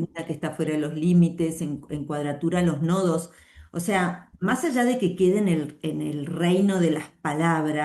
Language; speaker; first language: Spanish; native; Spanish